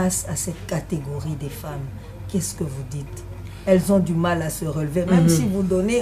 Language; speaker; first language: French; non-native, local second language; Lingala